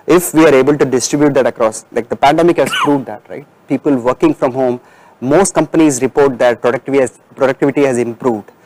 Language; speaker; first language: English; non-native, local second language; Tamil